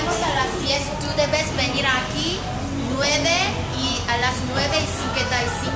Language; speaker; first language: Spanish; non-native, learner; Korean